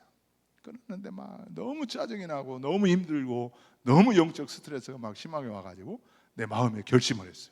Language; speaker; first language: Korean; native; Korean